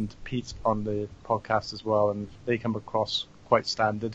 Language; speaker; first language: English; native; English